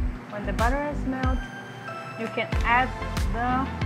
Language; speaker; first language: English; non-native, learner; Spanish